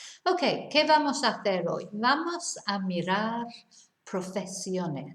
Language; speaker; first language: Spanish; non-native, fluent; English